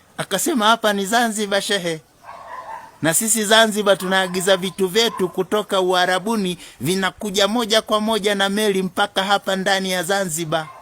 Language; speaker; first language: Swahili; native; Swahili